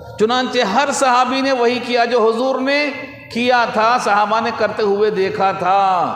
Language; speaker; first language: Urdu; native; Urdu